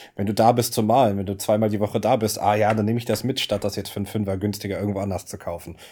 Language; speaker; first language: German; non-native, fluent; English